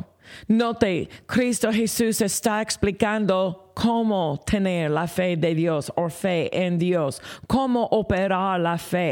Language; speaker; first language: Spanish; non-native, fluent; English